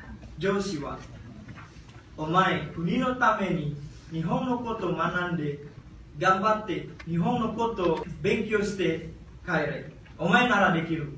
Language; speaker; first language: Japanese; non-native, learner; Indonesian